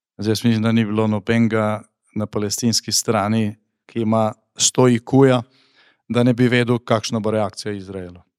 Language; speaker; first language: Slovenian; native; Slovenian